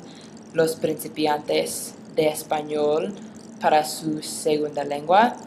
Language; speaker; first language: Spanish; non-native, learner; English